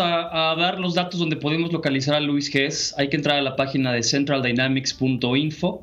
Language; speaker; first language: Spanish; native; Spanish